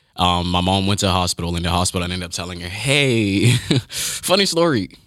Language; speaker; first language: English; early bilingual, other home language; Haitian Creole